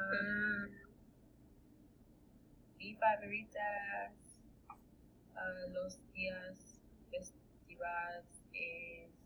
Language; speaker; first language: Spanish; non-native, learner; English